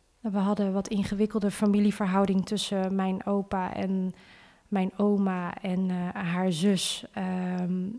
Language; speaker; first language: Dutch; early bilingual, other home language; Vietnamese